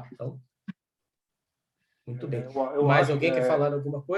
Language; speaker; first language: Portuguese; native; Portuguese